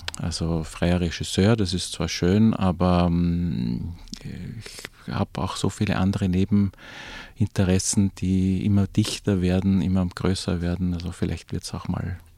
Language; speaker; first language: German; native; German